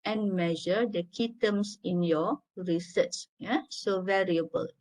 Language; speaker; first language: English; non-native, local second language; Malay